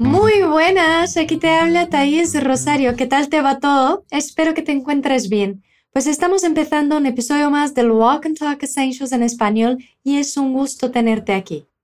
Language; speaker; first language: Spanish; non-native, fluent; Portuguese